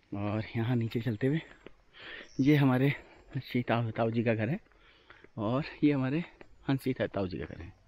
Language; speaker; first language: Hindi; native; Hindi